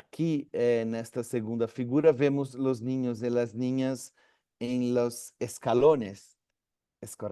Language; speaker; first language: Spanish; non-native, learner; Portuguese